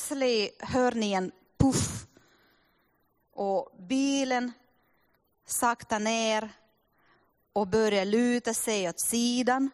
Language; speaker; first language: Swedish; non-native, fluent; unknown